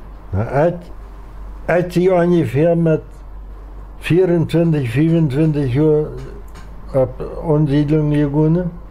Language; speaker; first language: German; non-native, local second language; Plautdietsch